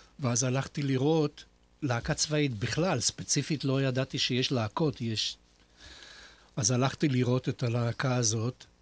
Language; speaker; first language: Hebrew; non-native, fluent; Polish